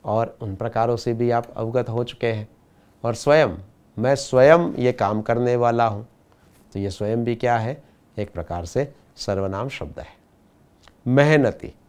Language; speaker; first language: Hindi; non-native, local second language; Gujarati